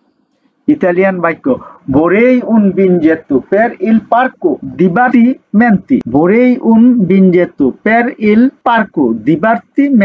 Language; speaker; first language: Italian; non-native, learner; Bangla